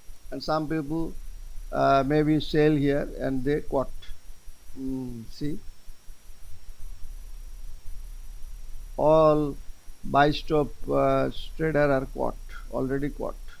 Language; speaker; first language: English; non-native, local second language; Bangla